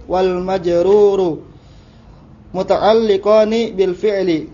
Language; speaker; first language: Arabic; non-native, learner; Indonesian